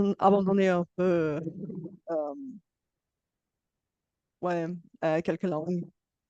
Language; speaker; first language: French; non-native, fluent; Bulgarian